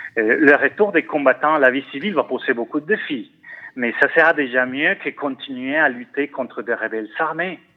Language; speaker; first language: French; non-native, fluent; Spanish